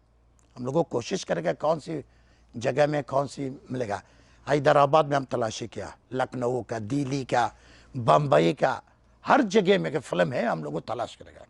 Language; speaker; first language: Hindi; non-native, learner; Persian